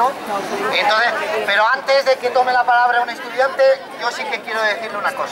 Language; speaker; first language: Spanish; native; Spanish